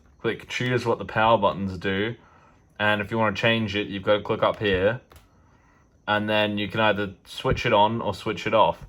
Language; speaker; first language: English; native; English